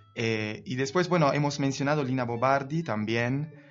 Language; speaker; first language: Spanish; non-native, fluent; Italian